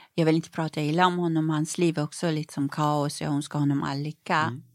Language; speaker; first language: Swedish; non-native, fluent; Persian